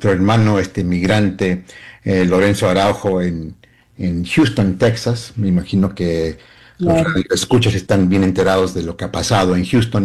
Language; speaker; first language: Spanish; early bilingual, heritage; Spanish